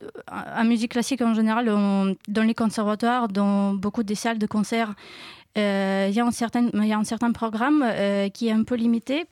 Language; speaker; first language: French; non-native, learner; Ukrainian